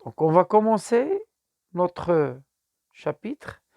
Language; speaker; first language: French; non-native, local second language; Arabic